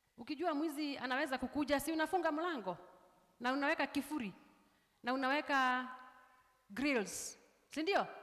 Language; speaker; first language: Swahili; non-native, local second language; Kikuyu